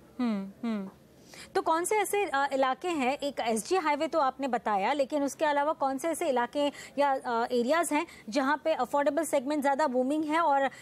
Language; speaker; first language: Hindi; non-native, local second language; Gujarati